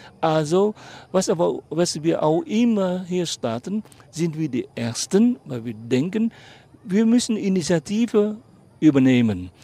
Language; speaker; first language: German; non-native, fluent; Vietnamese